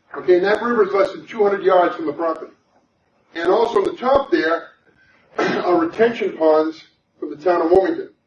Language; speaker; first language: English; native; English